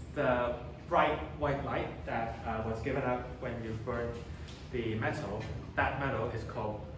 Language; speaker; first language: English; non-native, local second language; Chinese